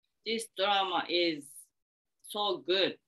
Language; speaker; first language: English; non-native, learner; Japanese